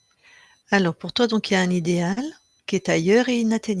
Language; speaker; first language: French; native; French